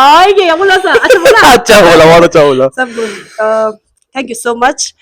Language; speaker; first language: Hindi; non-native, local second language; Tibetan